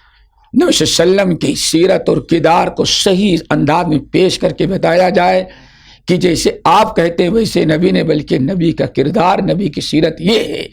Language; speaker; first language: Urdu; native; Urdu